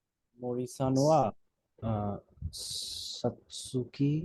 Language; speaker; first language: Japanese; non-native, learner; Bangla